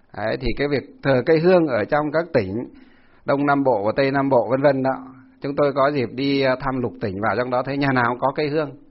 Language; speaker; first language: Vietnamese; non-native, local second language; Muong